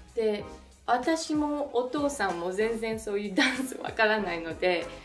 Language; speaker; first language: Japanese; early bilingual, other home language; French